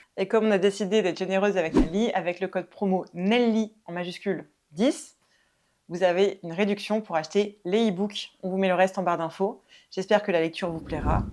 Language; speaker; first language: French; native; French